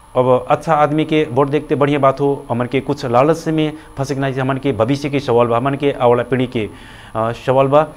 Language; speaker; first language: Bhojpuri; non-native, local second language; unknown